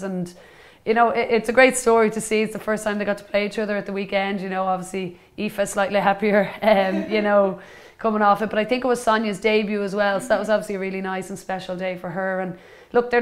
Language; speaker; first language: English; native; English